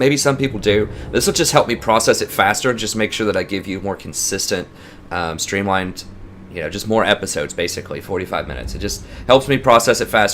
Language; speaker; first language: English; native; English